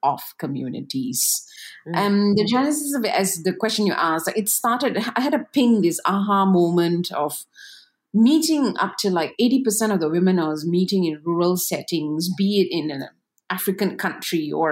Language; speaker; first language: English; non-native, local second language; Tamil